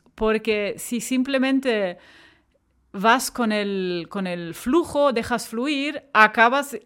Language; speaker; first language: Spanish; non-native, fluent; German